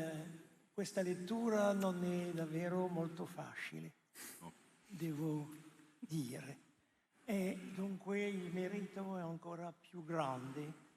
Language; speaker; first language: Italian; non-native, fluent; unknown